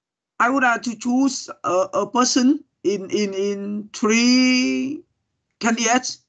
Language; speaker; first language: English; non-native, learner; Vietnamese